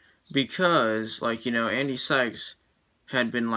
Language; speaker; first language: English; native; English